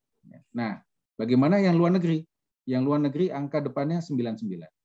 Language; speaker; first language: Indonesian; native; Indonesian